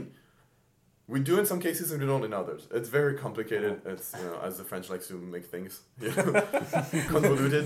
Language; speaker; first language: English; early bilingual, other home language; French